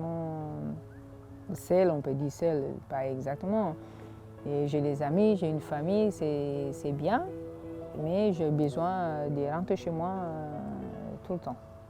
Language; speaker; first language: French; non-native, fluent; Swahili